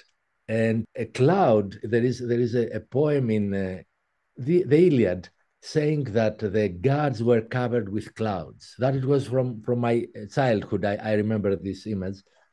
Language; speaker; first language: English; non-native, fluent; Greek